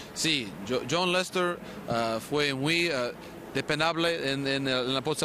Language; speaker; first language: Spanish; non-native, fluent; English